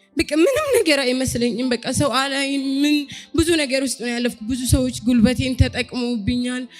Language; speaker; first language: Amharic; non-native, local second language; Oromo